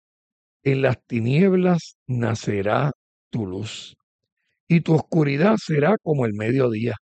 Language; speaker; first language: Spanish; native; Spanish